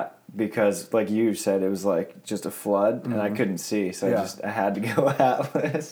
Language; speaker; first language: English; native; English